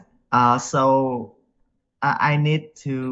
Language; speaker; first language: English; non-native, learner; Vietnamese